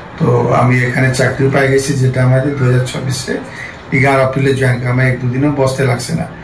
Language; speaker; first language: Bangla; non-native, local second language; Hindi